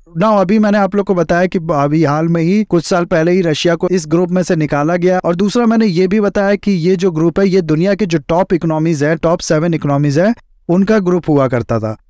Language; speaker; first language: Hindi; native; Hindi